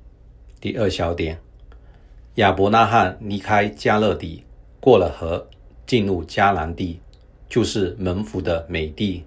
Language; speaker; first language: Chinese; native; Chinese